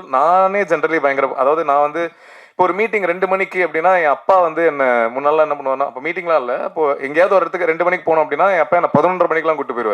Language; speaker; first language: Tamil; native; Tamil